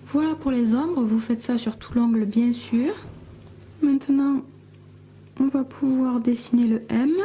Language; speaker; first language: French; native; French